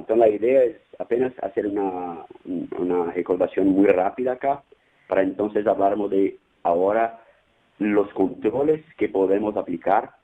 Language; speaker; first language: Spanish; non-native, fluent; Portuguese